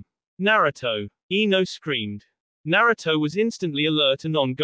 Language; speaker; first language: English; native; English